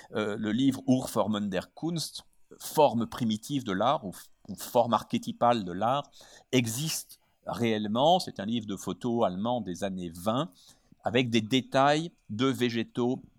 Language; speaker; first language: French; native; French